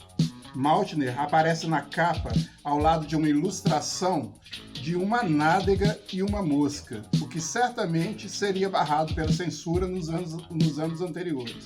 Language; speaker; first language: Portuguese; native; Portuguese